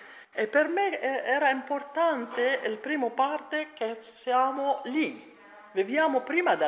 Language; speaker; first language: Italian; non-native, learner; Arabic